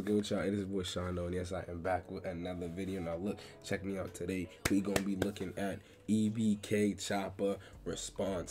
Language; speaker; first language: English; native; English